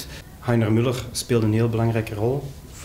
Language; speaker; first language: German; non-native, learner; Dutch